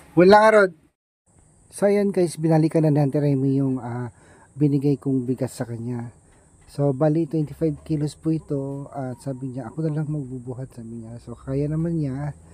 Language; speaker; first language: Filipino; non-native, local second language; Iloko